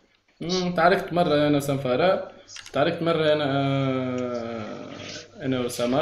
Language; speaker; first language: Arabic; native; Arabic